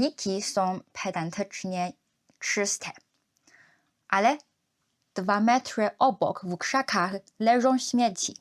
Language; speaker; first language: Polish; non-native, learner; Chinese